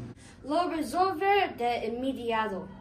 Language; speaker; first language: Spanish; non-native, learner; English